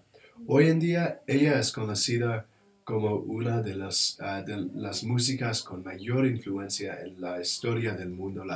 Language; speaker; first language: Spanish; non-native, learner; English